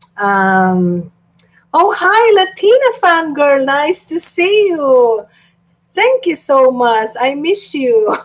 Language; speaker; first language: English; non-native, local second language; Filipino